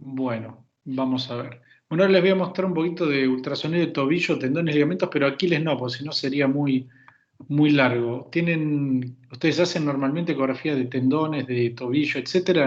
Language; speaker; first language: Spanish; native; Spanish